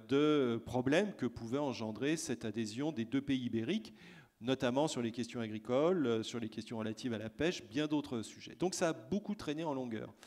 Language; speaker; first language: French; native; French